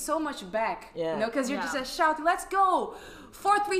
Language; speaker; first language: English; non-native, fluent; Portuguese